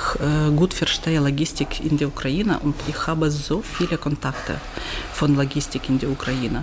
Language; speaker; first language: German; non-native, learner; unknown